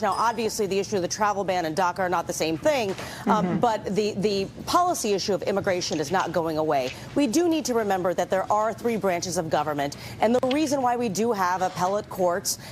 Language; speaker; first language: English; native; English